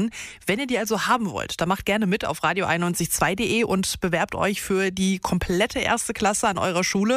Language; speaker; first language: German; native; German